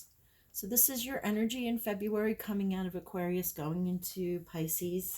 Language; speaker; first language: English; native; English